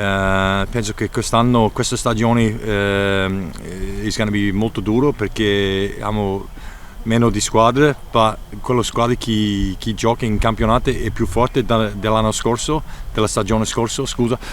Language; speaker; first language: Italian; early bilingual, heritage; English